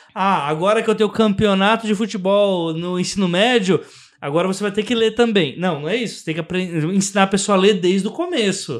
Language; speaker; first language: Portuguese; native; Portuguese